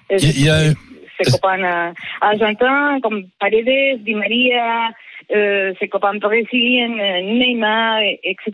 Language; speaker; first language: French; non-native, learner; Spanish